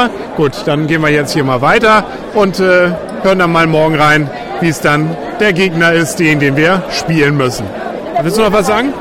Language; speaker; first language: German; native; German